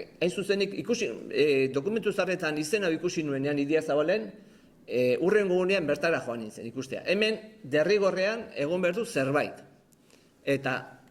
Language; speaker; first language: Basque; native; Basque